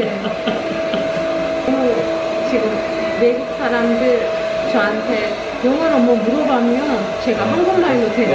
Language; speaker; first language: Korean; non-native, fluent; Turkish